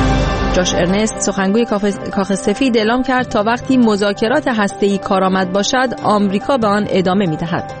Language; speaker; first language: Persian; native; Persian